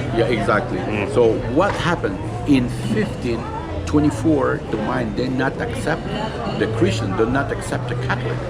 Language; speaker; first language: English; non-native, learner; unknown